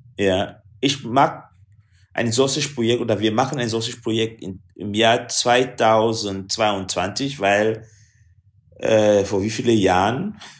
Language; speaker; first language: German; non-native, fluent; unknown